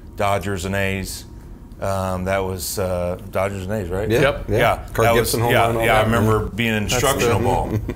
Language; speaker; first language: English; native; English